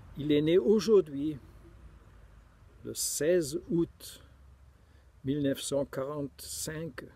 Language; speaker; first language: French; non-native, fluent; German